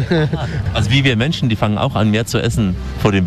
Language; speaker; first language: German; native; German